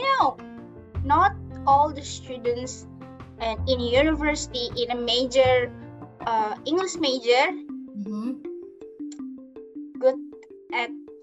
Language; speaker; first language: English; non-native, learner; Indonesian